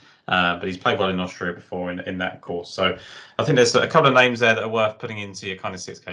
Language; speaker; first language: English; native; English